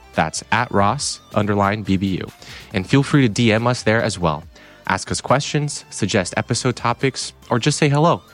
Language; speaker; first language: English; non-native, fluent; Portuguese